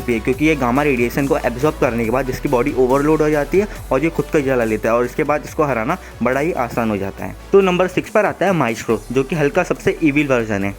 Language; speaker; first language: Hindi; native; Hindi